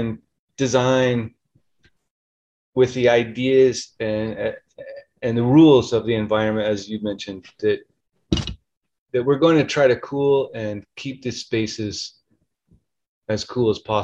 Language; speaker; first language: English; native; English